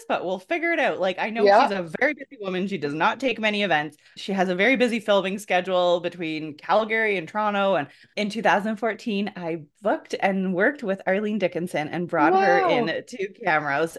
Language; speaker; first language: English; native; English